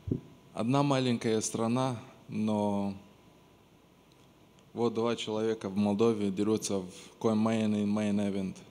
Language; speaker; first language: Russian; non-native, local second language; Romanian